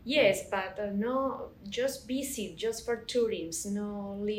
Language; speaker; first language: English; non-native, learner; Spanish